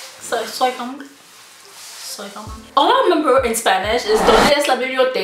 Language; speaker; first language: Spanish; non-native, learner; English